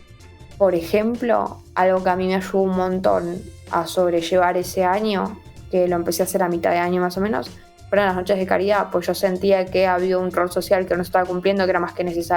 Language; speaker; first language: Spanish; native; Spanish